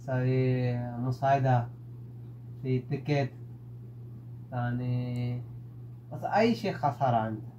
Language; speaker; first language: Arabic; non-native, learner; Urdu